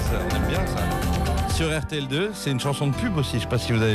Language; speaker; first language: French; native; French